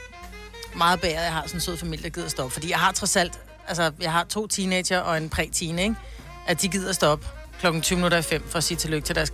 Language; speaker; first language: Danish; native; Danish